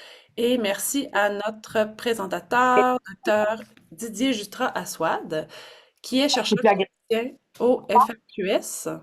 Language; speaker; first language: French; native; French